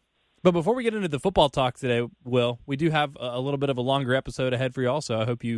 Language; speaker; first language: English; native; English